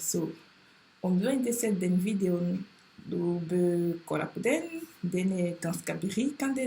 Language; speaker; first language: Swedish; non-native, fluent; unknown